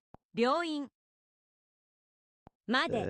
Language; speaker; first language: Japanese; non-native, learner; English